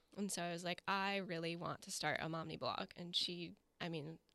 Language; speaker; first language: English; native; English